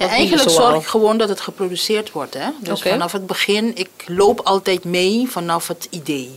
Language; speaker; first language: Dutch; non-native, local second language; Papiamento